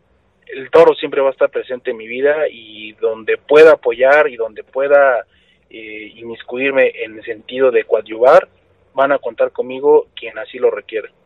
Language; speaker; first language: Spanish; native; Spanish